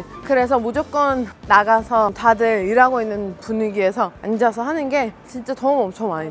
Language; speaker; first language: Korean; non-native, fluent; Georgian